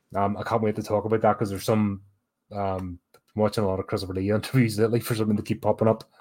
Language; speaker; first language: English; native; English